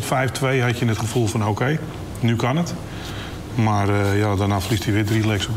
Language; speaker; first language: Dutch; native; Dutch